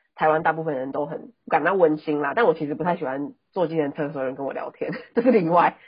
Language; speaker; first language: Chinese; native; Chinese